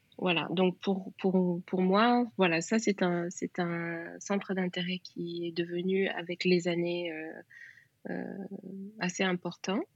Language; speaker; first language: French; non-native, local second language; Wolof